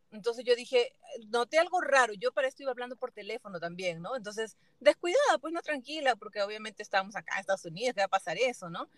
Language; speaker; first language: Spanish; native; Spanish